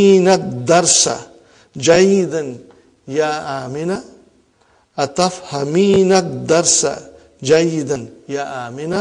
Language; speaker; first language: Arabic; non-native, fluent; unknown